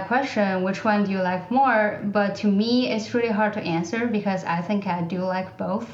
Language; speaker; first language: English; non-native, fluent; Chinese